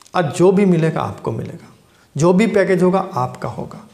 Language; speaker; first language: Hindi; non-native, local second language; Bangla